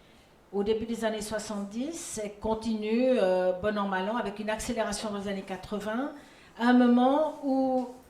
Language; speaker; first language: French; native; French